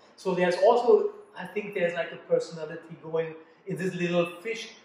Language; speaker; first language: English; non-native, fluent; German